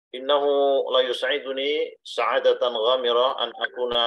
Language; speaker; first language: Arabic; non-native, fluent; Indonesian